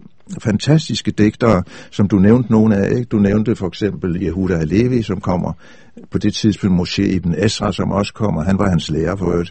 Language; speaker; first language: Danish; native; Danish